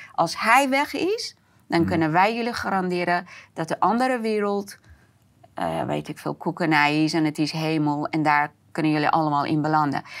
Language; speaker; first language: Dutch; non-native, fluent; Persian